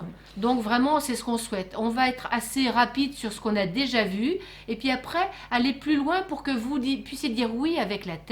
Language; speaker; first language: French; native; French